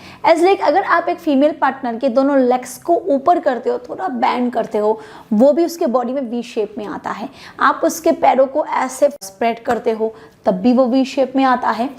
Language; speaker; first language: Hindi; native; Hindi